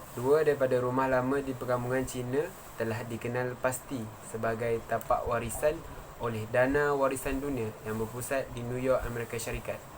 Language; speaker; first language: Malay; native; Malay